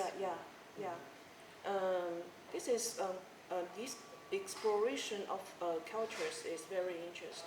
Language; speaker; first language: English; non-native, fluent; Chinese